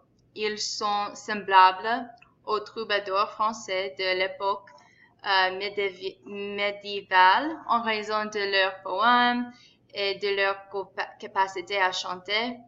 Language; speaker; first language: French; non-native, learner; English